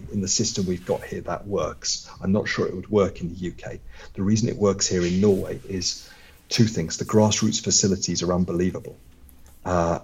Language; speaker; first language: English; native; English